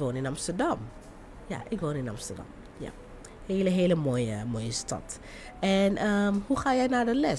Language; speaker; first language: Dutch; non-native, fluent; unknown